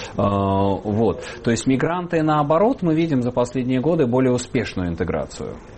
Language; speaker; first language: Russian; native; Russian